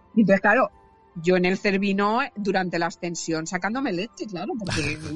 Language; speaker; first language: Spanish; native; Spanish